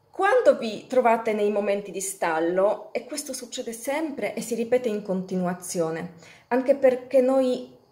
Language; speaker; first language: Italian; non-native, fluent; Polish